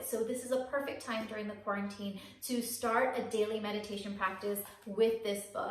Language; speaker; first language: English; native; English